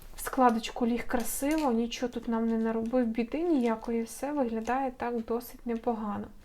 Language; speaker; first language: Ukrainian; non-native, local second language; Russian